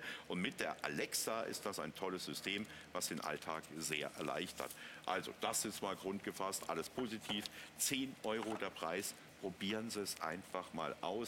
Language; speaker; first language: German; native; German